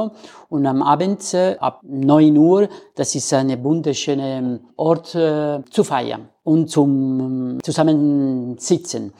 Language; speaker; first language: German; non-native, learner; Spanish